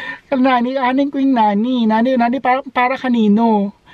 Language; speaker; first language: Filipino; native; Filipino